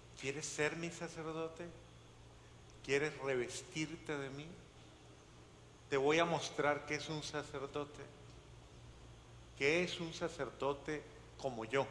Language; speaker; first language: Spanish; native; Spanish